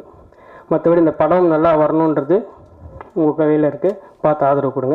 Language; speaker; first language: Tamil; native; Tamil